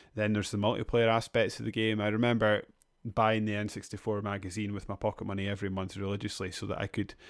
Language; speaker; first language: English; native; English